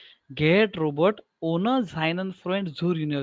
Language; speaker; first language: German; non-native, learner; Marathi